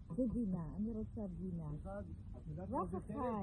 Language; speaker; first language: Hebrew; non-native, learner; Filipino